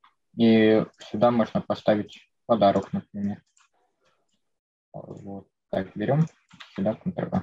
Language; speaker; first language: Russian; native; Russian